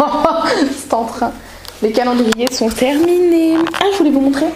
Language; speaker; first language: French; native; French